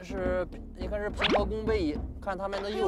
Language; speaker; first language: Chinese; native; Chinese